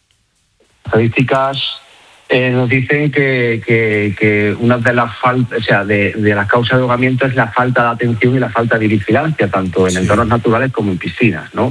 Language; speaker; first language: Spanish; native; Spanish